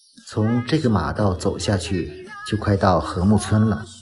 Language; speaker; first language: Chinese; native; Chinese